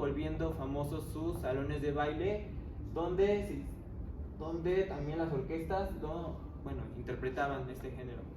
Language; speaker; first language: Spanish; native; Spanish